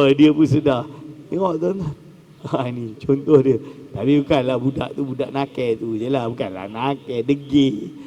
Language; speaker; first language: Malay; native; Malay